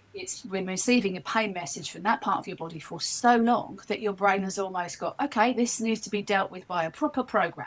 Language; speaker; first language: English; native; English